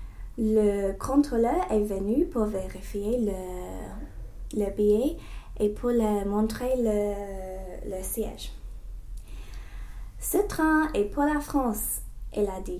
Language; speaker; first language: French; non-native, learner; English